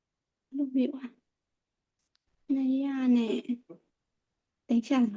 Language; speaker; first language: Chinese; non-native, learner; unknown